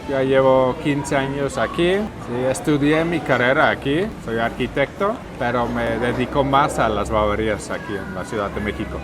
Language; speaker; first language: Spanish; non-native, fluent; English